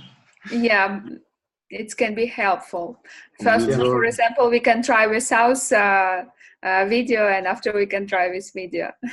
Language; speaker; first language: English; non-native, learner; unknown